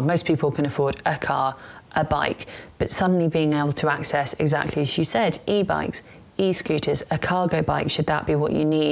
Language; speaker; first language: English; native; English